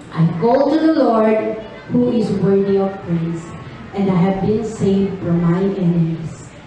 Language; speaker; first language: English; non-native, local second language; Filipino